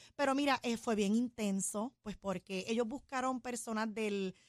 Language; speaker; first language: Spanish; native; Spanish